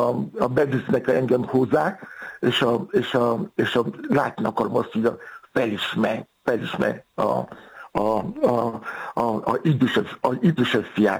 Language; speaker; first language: Hungarian; non-native, fluent; Yoruba